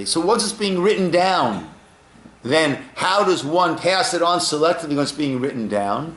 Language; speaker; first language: English; native; English